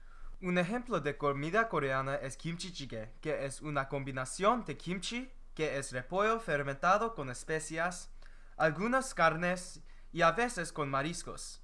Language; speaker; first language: Spanish; non-native, learner; English